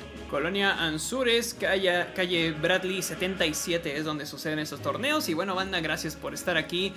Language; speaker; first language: Spanish; native; Spanish